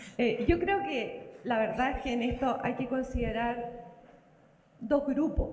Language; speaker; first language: Spanish; native; Spanish